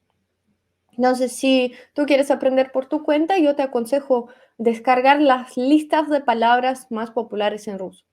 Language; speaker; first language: Spanish; non-native, fluent; Russian